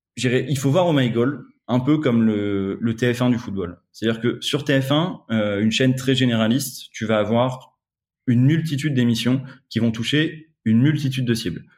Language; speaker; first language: French; native; French